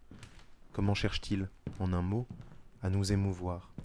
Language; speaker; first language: French; native; French